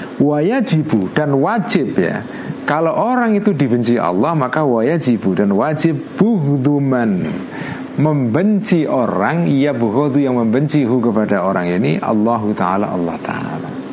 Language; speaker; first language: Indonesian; non-native, local second language; Javanese